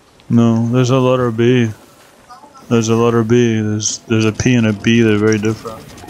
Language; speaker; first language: English; early bilingual, other home language; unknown